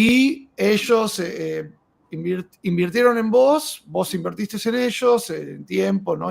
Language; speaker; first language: Spanish; native; Spanish